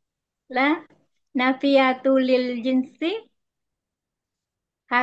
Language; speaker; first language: Arabic; non-native, learner; Indonesian